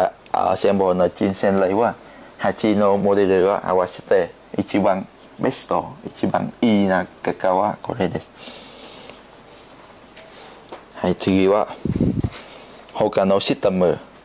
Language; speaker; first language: Japanese; non-native, learner; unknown